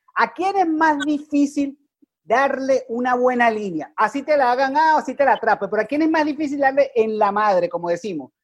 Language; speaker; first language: Spanish; native; Spanish